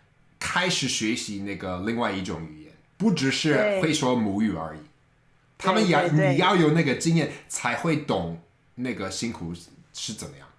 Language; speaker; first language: Chinese; non-native, fluent; English